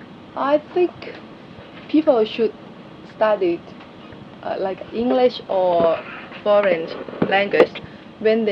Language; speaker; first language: English; non-native, learner; Thai